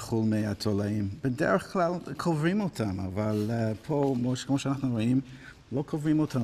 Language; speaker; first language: Hebrew; non-native, fluent; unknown